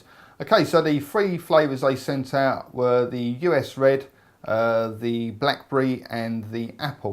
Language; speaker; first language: English; native; English